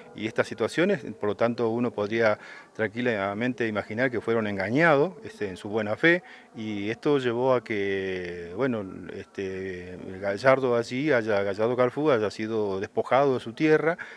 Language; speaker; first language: Spanish; native; Spanish